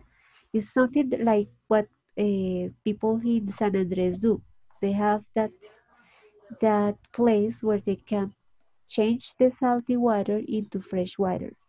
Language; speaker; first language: English; non-native, fluent; Spanish